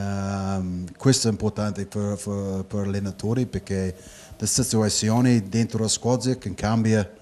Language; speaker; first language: Italian; non-native, learner; English